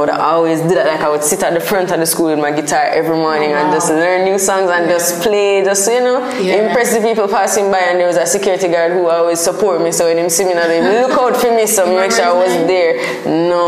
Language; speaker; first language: English; non-native, local second language; Jamaican Creole English